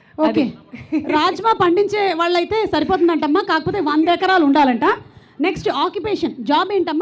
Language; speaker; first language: Telugu; native; Telugu